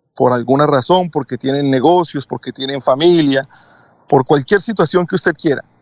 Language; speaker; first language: Spanish; native; Spanish